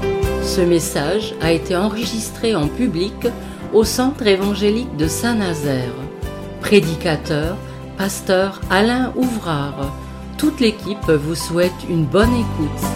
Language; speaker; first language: French; native; French